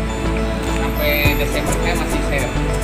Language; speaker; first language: Indonesian; native; Indonesian